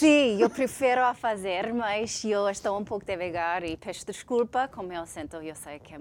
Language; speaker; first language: Portuguese; non-native, learner; English